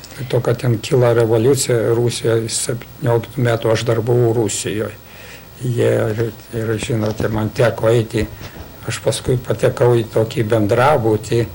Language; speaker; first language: Lithuanian; native; Lithuanian